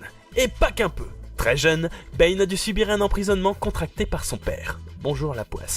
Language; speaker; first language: French; native; French